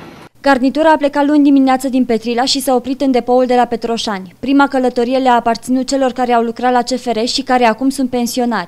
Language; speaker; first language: Romanian; native; Romanian